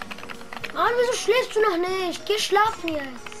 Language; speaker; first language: German; native; German